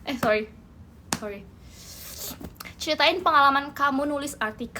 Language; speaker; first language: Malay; non-native, learner; Indonesian